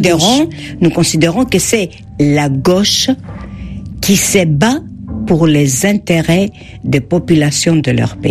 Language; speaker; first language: French; non-native, fluent; Greek